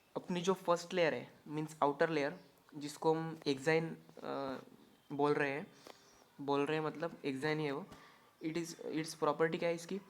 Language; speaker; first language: Hindi; non-native, local second language; Marathi